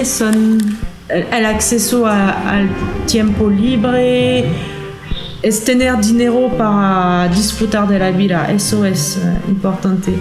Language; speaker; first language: Spanish; non-native, learner; French